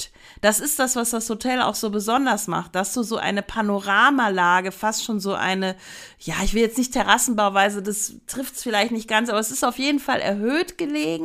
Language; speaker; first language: German; native; German